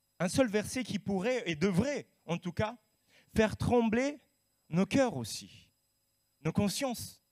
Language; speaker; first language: French; native; French